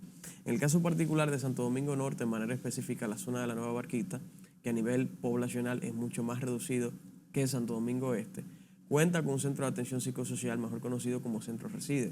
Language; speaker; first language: Spanish; native; Spanish